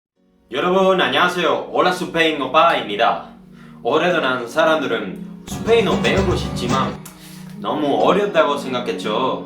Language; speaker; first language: Korean; non-native, learner; Spanish